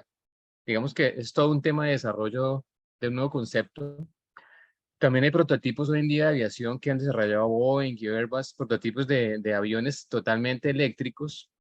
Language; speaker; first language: Spanish; native; Spanish